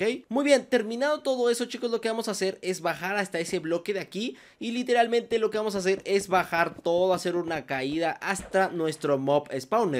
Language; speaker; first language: Spanish; native; Spanish